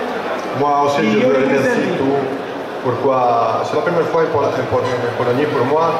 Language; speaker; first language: French; non-native, learner; Italian